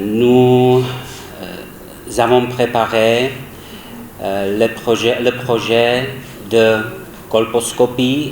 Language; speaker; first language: French; non-native, learner; Czech